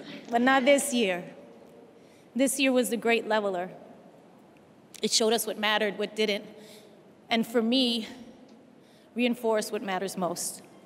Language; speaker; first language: English; early bilingual, other home language; Spanish